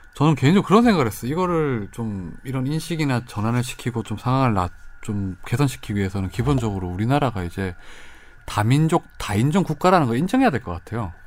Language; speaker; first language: Korean; native; Korean